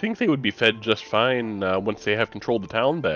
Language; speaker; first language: English; native; English